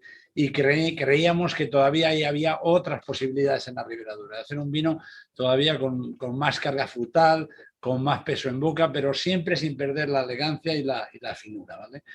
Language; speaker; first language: Spanish; native; Spanish